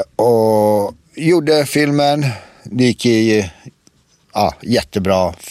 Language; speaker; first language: Swedish; early bilingual, other home language; Serbian